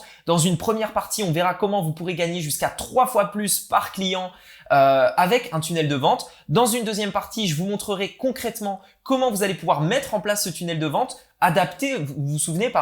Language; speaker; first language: French; native; French